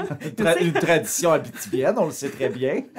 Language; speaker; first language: French; native; French